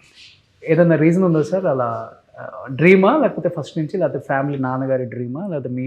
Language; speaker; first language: Telugu; native; Telugu